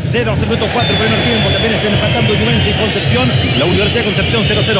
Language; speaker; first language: Spanish; native; Spanish